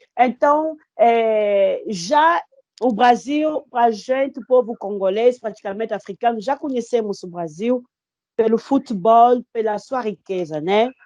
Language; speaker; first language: Portuguese; non-native, fluent; Lingala